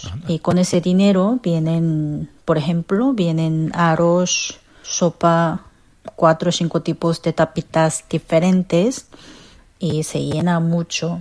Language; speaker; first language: Spanish; non-native, fluent; Korean